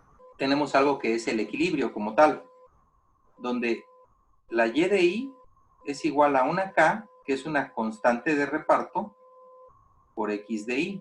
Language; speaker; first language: Spanish; native; Spanish